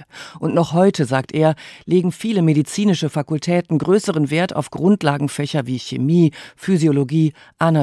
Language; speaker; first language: German; native; German